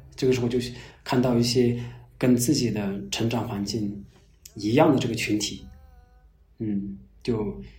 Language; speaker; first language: Chinese; non-native, local second language; Tibetan